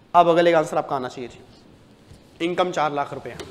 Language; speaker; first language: Hindi; native; Hindi